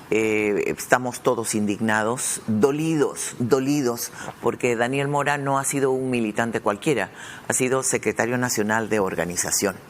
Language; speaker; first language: Spanish; native; Spanish